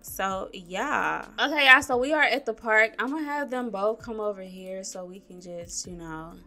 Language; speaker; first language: English; native; English